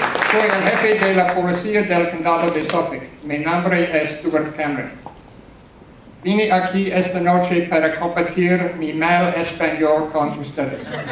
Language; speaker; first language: Spanish; non-native, learner; English